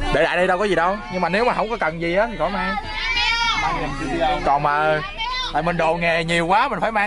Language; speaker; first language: Vietnamese; native; Vietnamese